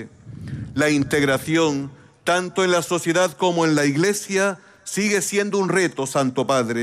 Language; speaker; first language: Spanish; native; Spanish